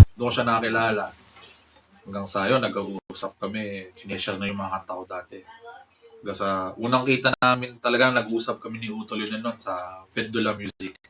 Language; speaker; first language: Filipino; early bilingual, heritage; Filipino